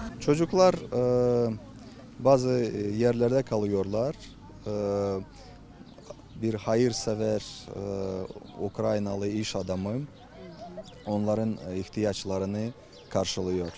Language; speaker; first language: Turkish; non-native, fluent; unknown